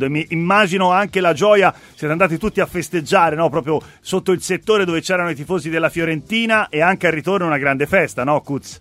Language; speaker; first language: Italian; native; Italian